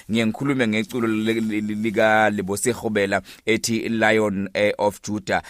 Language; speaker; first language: Zulu; native; Zulu